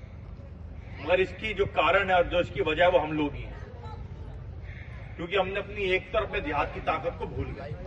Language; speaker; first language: Hindi; native; Hindi